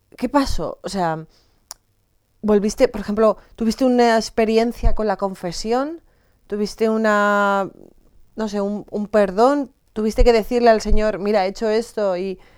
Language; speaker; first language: Spanish; native; Spanish